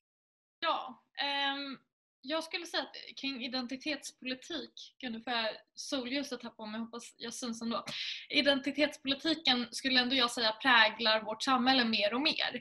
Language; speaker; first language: Swedish; native; Swedish